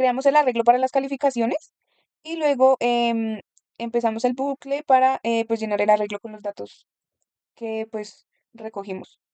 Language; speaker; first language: Spanish; native; Spanish